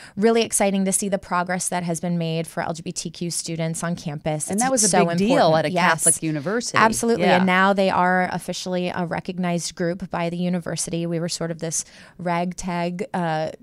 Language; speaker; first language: English; native; English